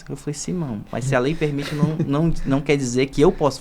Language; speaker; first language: Portuguese; native; Portuguese